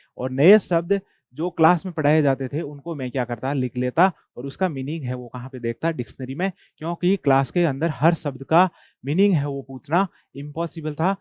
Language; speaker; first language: Hindi; non-native, local second language; Marwari